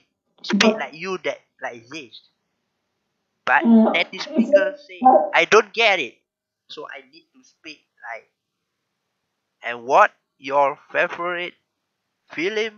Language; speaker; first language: English; non-native, learner; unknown